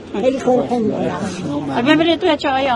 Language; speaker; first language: Persian; native; Persian